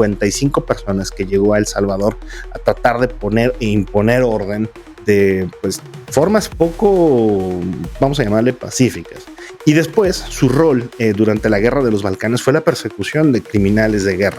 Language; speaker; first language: Spanish; native; Spanish